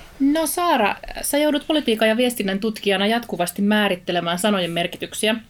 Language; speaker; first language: Finnish; native; Finnish